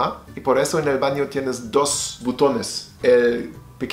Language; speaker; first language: Spanish; non-native, learner; German